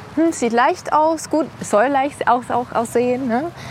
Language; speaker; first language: German; non-native, fluent; English